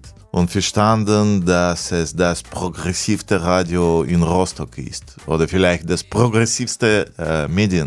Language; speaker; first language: German; non-native, learner; Russian